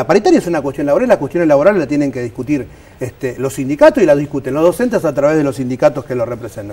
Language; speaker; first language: Spanish; native; Spanish